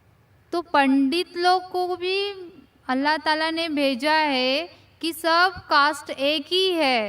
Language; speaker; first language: Hindi; non-native, local second language; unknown